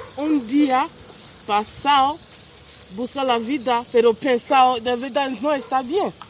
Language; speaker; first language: Spanish; non-native, learner; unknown